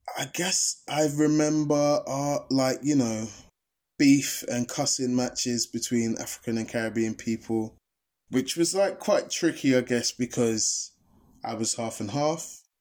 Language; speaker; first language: English; native; English